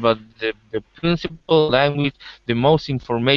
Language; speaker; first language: English; non-native, learner; Spanish